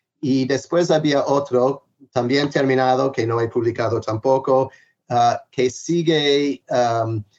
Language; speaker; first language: Spanish; non-native, fluent; English